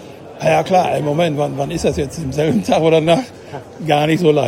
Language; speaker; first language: German; native; German